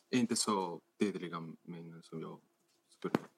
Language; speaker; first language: Swedish; non-native, fluent; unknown